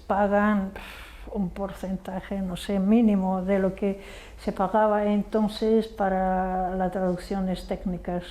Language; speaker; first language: Spanish; non-native, fluent; Hungarian